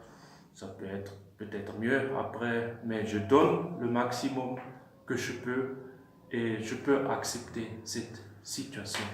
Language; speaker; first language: French; non-native, fluent; German